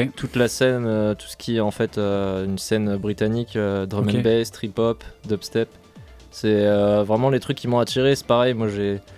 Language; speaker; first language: French; native; French